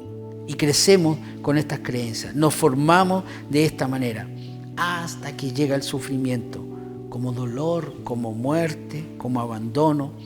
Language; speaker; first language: Spanish; native; Spanish